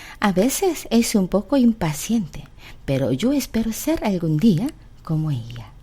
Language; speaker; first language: Spanish; non-native, fluent; Korean